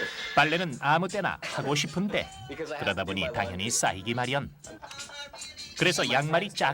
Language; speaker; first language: Korean; native; Korean